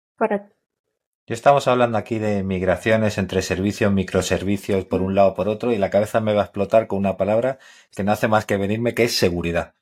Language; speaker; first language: Spanish; native; Spanish